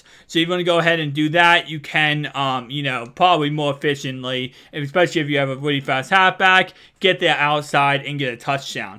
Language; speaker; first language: English; native; English